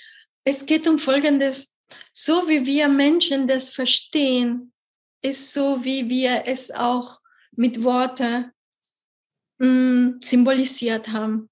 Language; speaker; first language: German; non-native, fluent; Spanish